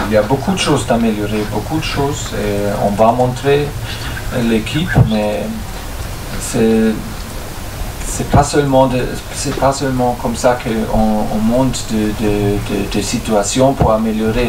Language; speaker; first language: French; non-native, fluent; German